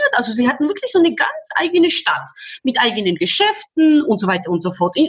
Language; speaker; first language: German; non-native, fluent; Georgian